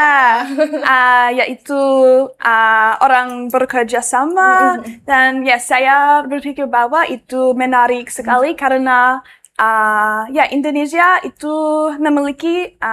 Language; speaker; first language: Indonesian; non-native, learner; English